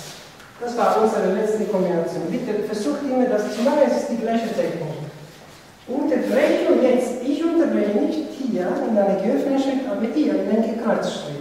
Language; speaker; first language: German; non-native, fluent; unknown